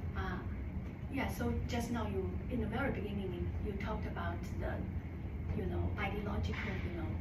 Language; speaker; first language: English; non-native, learner; Chinese